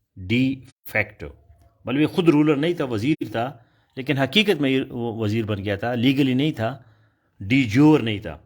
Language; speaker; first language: Urdu; non-native, local second language; Pashto